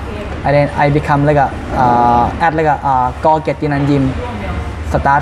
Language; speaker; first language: English; non-native, learner; Thai